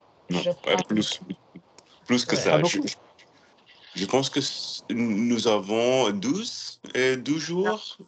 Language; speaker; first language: French; non-native, learner; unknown